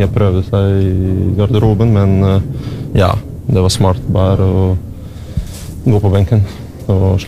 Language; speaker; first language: Norwegian; non-native, learner; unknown